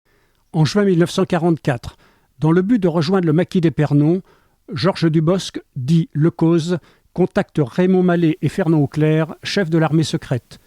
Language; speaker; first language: French; native; French